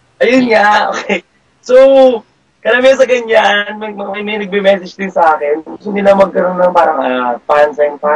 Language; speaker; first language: Filipino; native; Filipino